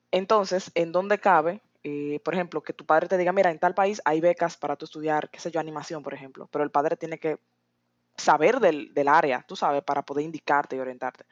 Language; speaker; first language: Spanish; native; Spanish